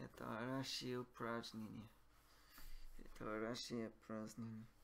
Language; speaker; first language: Russian; non-native, learner; English